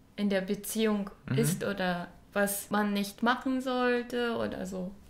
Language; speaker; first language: German; non-native, learner; Japanese